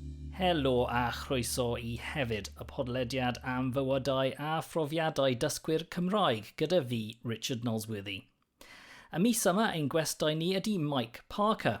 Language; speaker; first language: Welsh; non-native, local second language; English